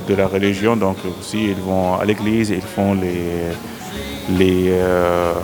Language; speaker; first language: French; non-native, fluent; Arabic